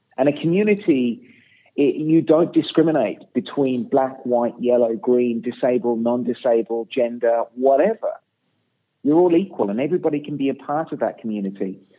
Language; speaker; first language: English; native; English